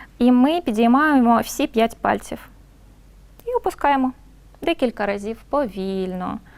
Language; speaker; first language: Ukrainian; non-native, local second language; Russian